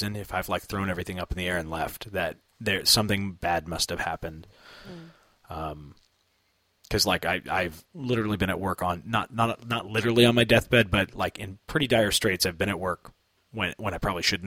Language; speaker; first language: English; native; English